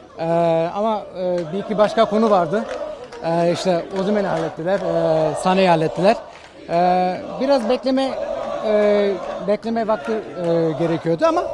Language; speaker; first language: Turkish; early bilingual, heritage; Turkish